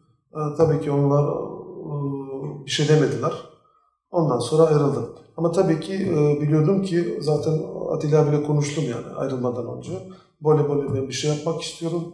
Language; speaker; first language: Turkish; non-native, fluent; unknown